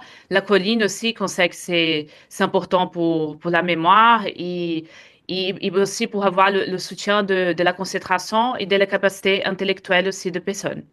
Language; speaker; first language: French; non-native, fluent; Portuguese